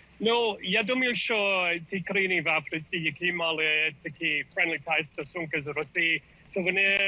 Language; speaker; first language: Ukrainian; early bilingual, heritage; English